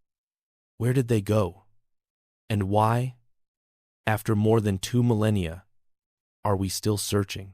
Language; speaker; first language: English; native; English